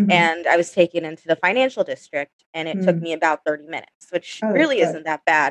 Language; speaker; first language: English; native; English